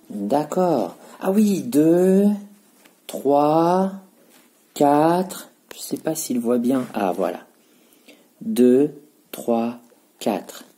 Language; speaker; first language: French; native; French